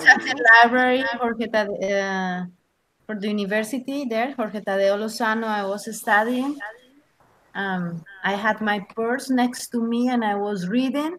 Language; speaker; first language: English; non-native, learner; Spanish